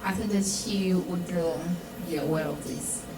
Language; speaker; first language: English; non-native, fluent; Romanian